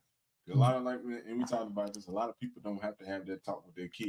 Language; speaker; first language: English; native; English